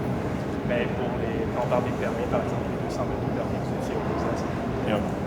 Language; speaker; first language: French; non-native, learner; English